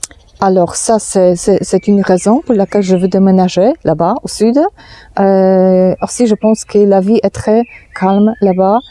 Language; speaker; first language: French; non-native, fluent; Polish